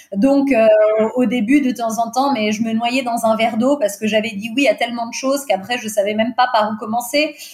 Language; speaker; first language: French; early bilingual, other home language; Portuguese